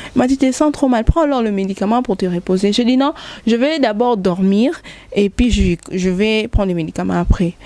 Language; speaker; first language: French; non-native, local second language; Lingala